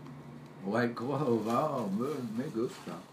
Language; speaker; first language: Spanish; non-native, learner; English